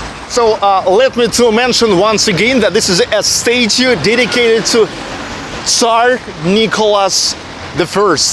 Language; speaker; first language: English; non-native, fluent; Russian